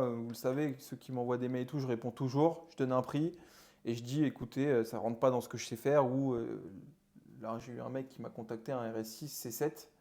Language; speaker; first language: French; native; French